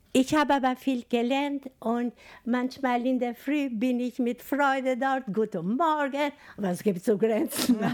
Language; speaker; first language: German; non-native, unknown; Albanian